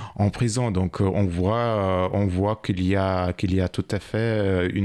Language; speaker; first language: French; non-native, fluent; Ukrainian